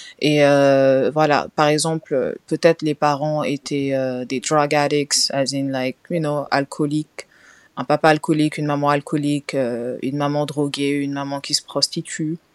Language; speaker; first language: French; non-native, local second language; Wolof